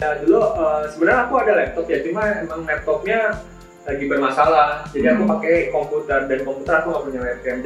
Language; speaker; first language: Indonesian; native; Indonesian